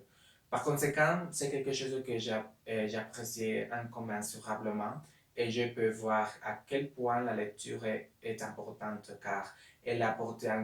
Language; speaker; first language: French; non-native, learner; Spanish